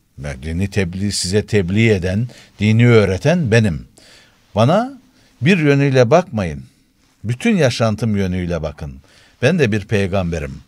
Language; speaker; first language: Turkish; native; Turkish